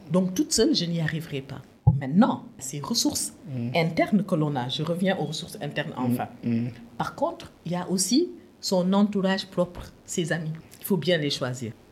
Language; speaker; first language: French; non-native, local second language; Wolof